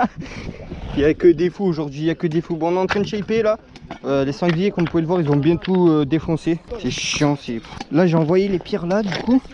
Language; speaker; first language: French; native; French